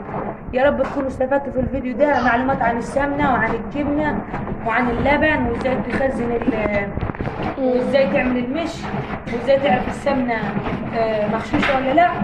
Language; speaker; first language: Arabic; native; Arabic